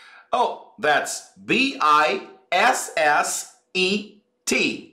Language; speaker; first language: English; non-native, fluent; Portuguese